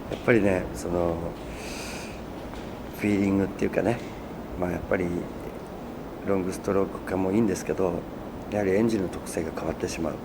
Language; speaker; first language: Japanese; native; Japanese